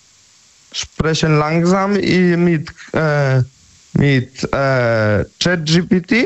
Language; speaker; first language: German; non-native, learner; Polish